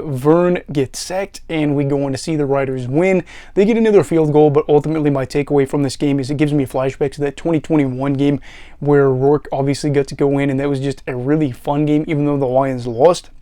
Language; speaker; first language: English; native; English